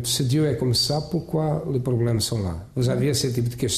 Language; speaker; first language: French; non-native, fluent; Portuguese